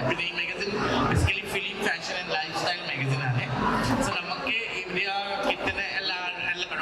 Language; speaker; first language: Malayalam; non-native, learner; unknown